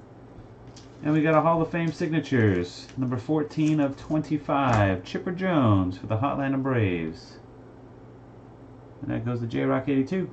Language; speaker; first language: English; native; English